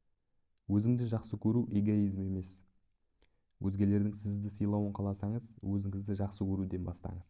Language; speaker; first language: Kazakh; native; Kazakh